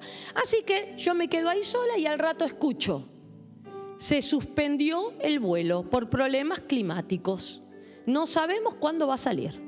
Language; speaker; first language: Spanish; native; Spanish